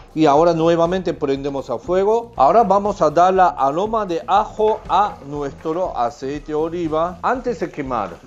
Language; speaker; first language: Spanish; non-native, learner; Japanese